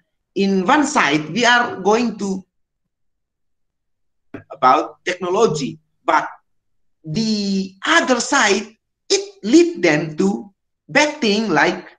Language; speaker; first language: English; non-native, learner; Indonesian